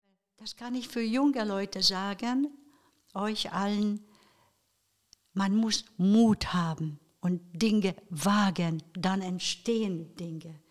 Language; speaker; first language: German; non-native, fluent; Hungarian